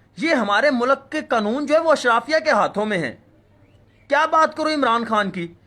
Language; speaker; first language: Urdu; non-native, local second language; Punjabi